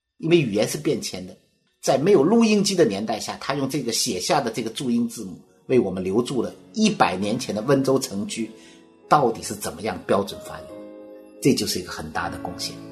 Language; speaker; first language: Chinese; native; Chinese